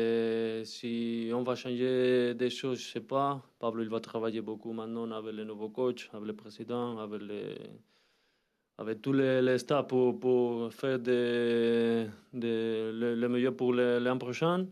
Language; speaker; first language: French; non-native, learner; Spanish